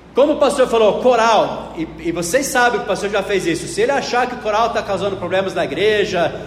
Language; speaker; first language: Portuguese; non-native, fluent; English